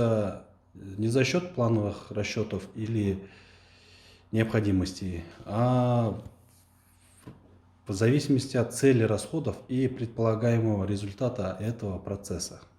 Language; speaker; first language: Russian; non-native, local second language; Kyrgyz